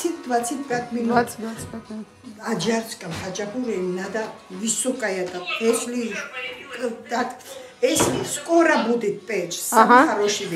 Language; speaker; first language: Russian; non-native, learner; Georgian